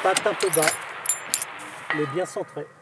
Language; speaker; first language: French; native; French